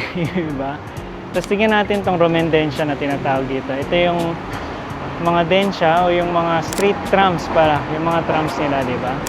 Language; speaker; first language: Filipino; native; Filipino